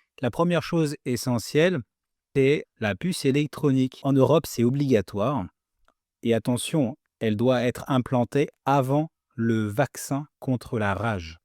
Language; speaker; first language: French; native; French